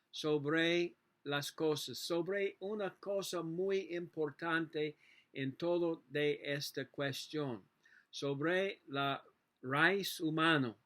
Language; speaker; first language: Spanish; non-native, learner; English